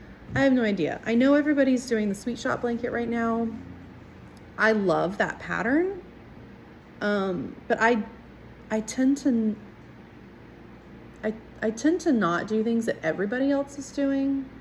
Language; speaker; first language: English; native; English